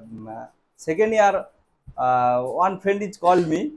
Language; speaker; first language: English; non-native, learner; Bangla